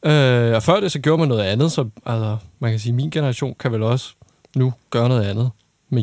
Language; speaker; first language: Danish; native; Danish